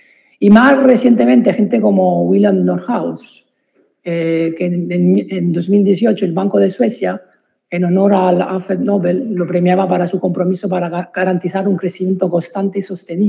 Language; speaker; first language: Spanish; non-native, fluent; Italian